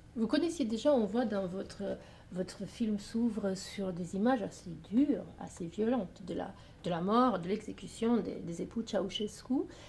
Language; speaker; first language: French; non-native, fluent; Romanian